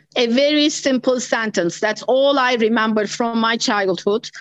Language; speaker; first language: English; non-native, fluent; Turkish